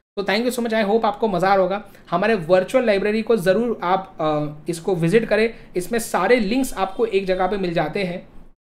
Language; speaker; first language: Hindi; native; Hindi